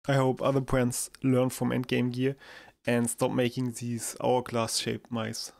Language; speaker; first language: English; non-native, fluent; German